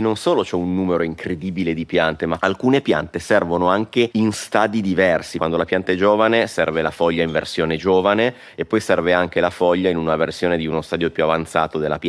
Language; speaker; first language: Italian; native; Italian